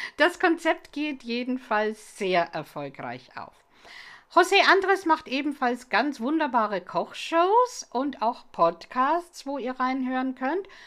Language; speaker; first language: German; non-native, fluent; English